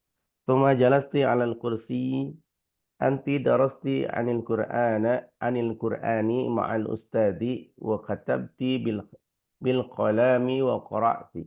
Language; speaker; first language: Arabic; non-native, learner; Indonesian